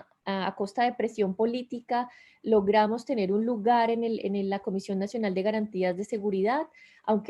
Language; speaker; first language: Spanish; native; Spanish